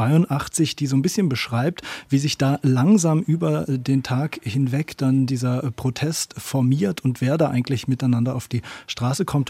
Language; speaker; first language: German; native; German